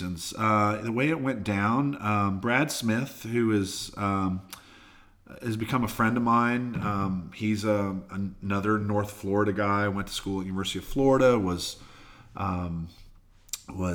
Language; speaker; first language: English; native; English